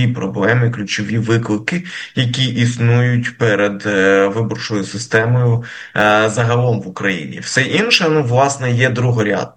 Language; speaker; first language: Ukrainian; native; Ukrainian